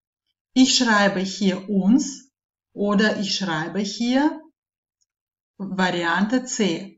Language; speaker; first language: German; non-native, fluent; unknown